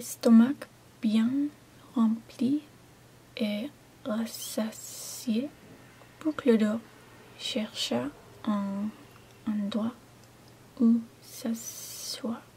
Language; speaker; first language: French; non-native, learner; English